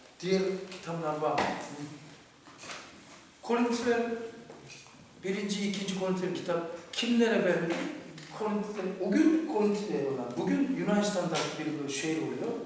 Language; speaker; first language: Turkish; non-native, fluent; Korean